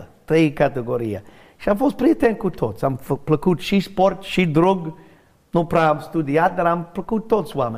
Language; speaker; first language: Romanian; non-native, learner; English